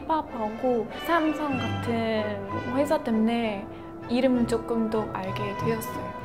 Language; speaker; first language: Korean; non-native, fluent; Russian